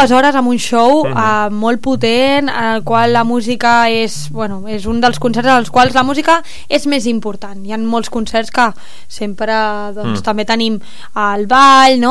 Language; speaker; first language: Catalan; native; Catalan